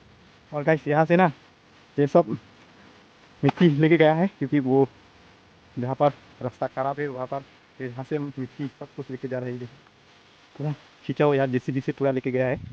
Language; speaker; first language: Hindi; non-native, local second language; Karbi